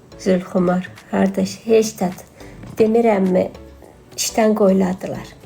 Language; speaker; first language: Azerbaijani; native; Azerbaijani